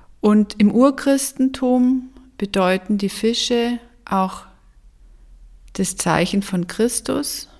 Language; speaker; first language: German; native; German